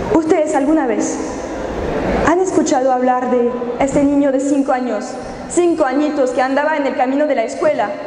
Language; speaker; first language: Spanish; non-native, fluent; French